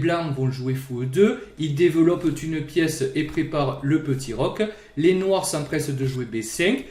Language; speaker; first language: French; native; French